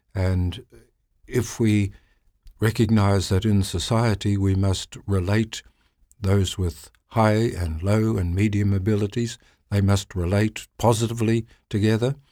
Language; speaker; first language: English; native; English